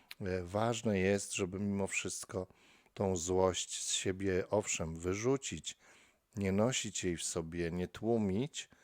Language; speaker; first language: Polish; native; Polish